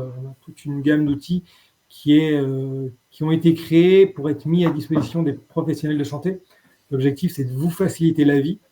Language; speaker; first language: French; native; French